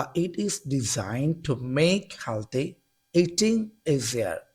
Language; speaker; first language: English; non-native, local second language; Bangla